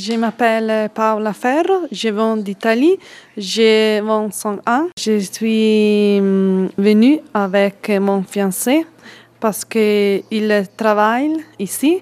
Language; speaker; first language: French; non-native, learner; Italian